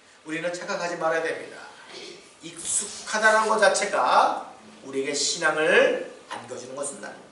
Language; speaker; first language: Korean; native; Korean